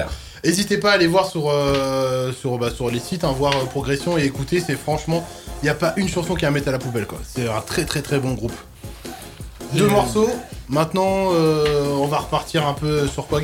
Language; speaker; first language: French; native; French